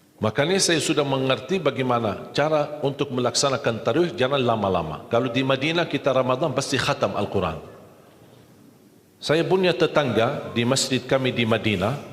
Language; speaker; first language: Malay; non-native, fluent; Arabic